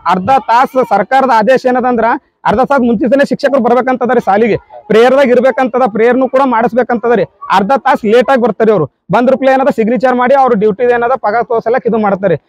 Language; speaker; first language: Kannada; native; Kannada